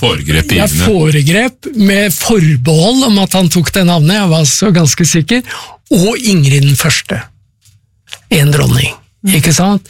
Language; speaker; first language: Norwegian; native; Norwegian